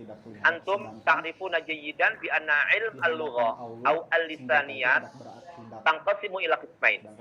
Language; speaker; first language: Arabic; non-native, fluent; Indonesian